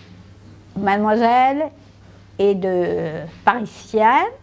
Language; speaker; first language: French; non-native, learner; Spanish